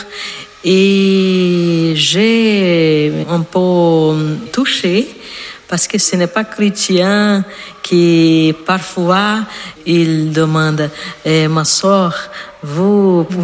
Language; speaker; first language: French; non-native, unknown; Portuguese